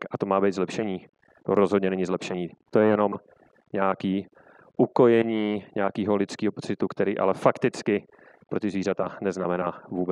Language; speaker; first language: Czech; native; Czech